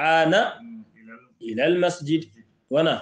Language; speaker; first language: Arabic; non-native, fluent; Fula